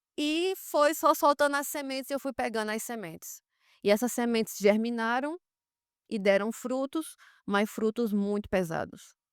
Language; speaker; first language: Portuguese; native; Portuguese